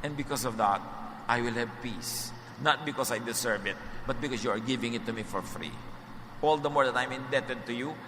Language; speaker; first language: English; non-native, local second language; Filipino